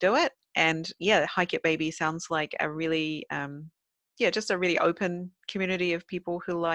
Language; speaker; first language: English; native; English